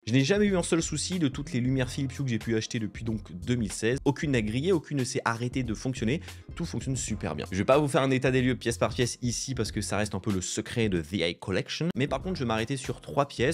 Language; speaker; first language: French; native; French